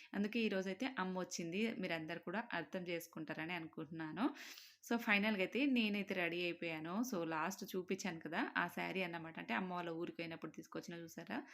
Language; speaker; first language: Telugu; non-native, local second language; Marwari